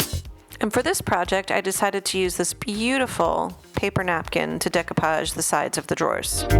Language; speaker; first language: English; native; English